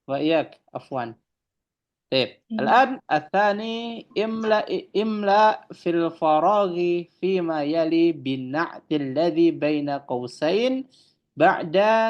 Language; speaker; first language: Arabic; non-native, fluent; Indonesian